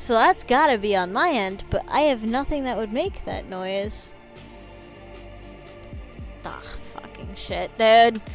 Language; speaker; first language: English; native; English